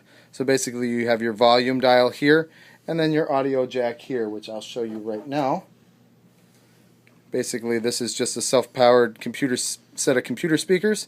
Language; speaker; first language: English; native; English